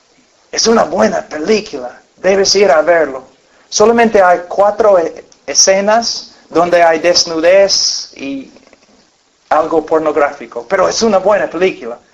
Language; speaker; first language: Spanish; non-native, fluent; English